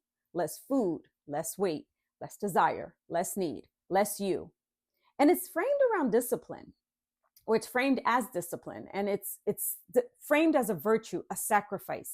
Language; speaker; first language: English; native; English